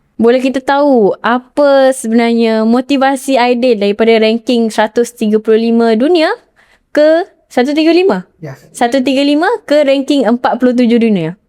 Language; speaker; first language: Malay; native; Malay